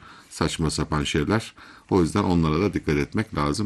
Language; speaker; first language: Turkish; native; Turkish